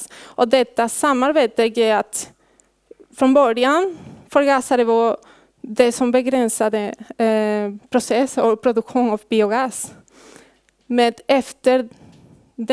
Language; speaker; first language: Swedish; non-native, fluent; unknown